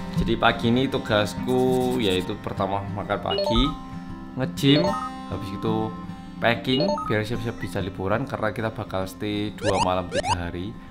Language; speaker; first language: Indonesian; early bilingual, other home language; Korean